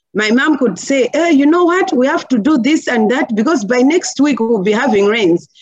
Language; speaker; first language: English; non-native, local second language; Nyanja